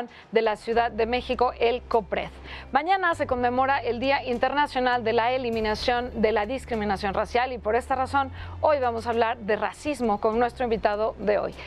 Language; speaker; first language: Spanish; native; Spanish